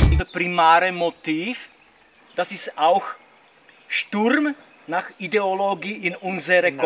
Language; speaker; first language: German; non-native, learner; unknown